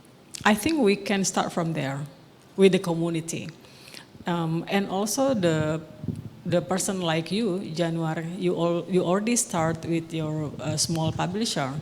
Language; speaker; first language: English; non-native, local second language; Indonesian